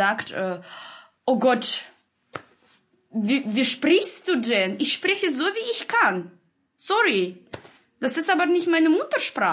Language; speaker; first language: German; non-native, fluent; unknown